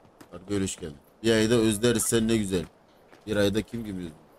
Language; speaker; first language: Turkish; native; Turkish